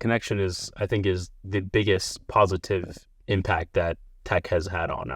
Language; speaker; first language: English; native; English